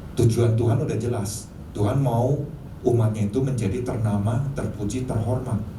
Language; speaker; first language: Indonesian; native; Indonesian